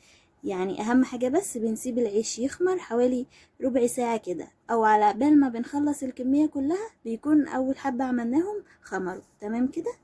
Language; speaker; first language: Arabic; native; Arabic